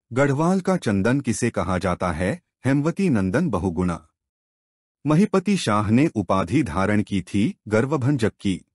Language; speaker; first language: Hindi; native; Hindi